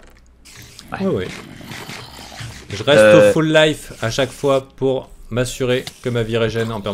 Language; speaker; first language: French; native; French